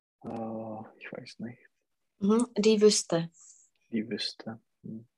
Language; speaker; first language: German; non-native, fluent; Czech